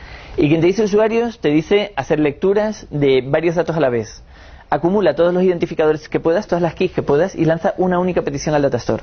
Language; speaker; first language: Spanish; native; Spanish